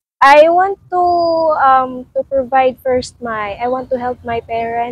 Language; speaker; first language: English; non-native, local second language; Cebuano